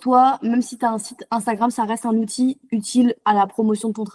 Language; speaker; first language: French; native; French